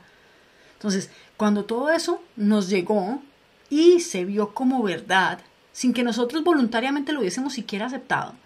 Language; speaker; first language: Spanish; native; Spanish